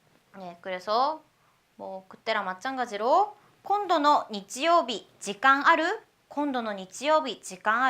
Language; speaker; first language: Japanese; non-native, learner; Korean